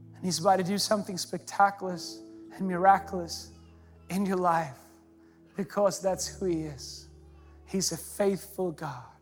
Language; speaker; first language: English; non-native, fluent; Swedish